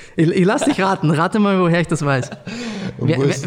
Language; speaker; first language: German; native; German